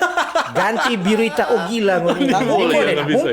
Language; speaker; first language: Indonesian; non-native, local second language; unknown